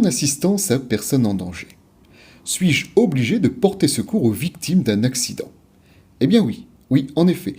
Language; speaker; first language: French; native; French